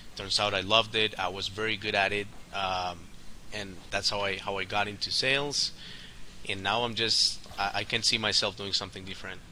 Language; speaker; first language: English; non-native, fluent; Spanish